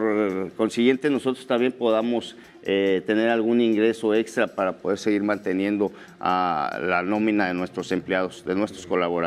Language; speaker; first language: Spanish; native; Spanish